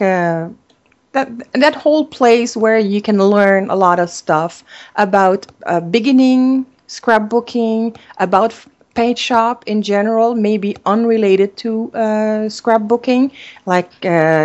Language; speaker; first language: English; non-native, fluent; French